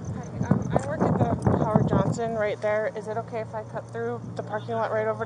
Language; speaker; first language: English; native; English